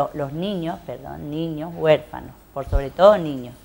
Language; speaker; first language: Spanish; native; Spanish